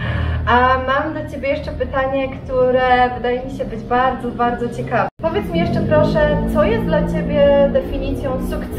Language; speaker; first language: Polish; native; Polish